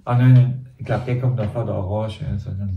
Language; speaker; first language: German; non-native, learner; Vietnamese